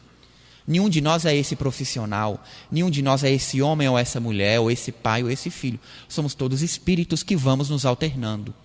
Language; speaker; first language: Portuguese; native; Portuguese